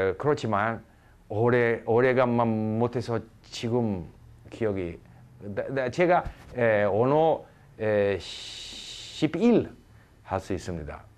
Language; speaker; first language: Korean; non-native, learner; English